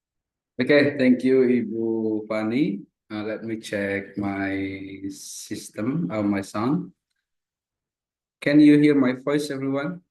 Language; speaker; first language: English; non-native, fluent; Indonesian